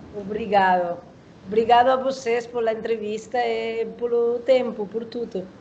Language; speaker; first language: Portuguese; non-native, learner; Spanish